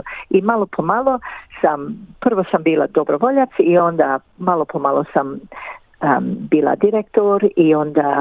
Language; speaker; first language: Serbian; early bilingual, heritage; English